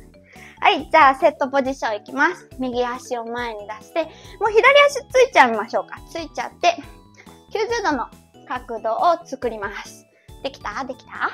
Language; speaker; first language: Japanese; native; Japanese